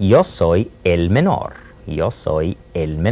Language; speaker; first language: Spanish; non-native, fluent; English